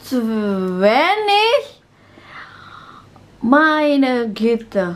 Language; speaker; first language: German; non-native, learner; Indonesian